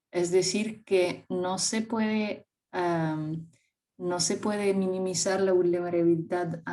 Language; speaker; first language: Spanish; non-native, fluent; French